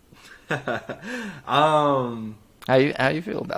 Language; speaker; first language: English; native; English